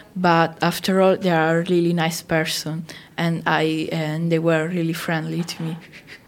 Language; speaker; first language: English; non-native, learner; Italian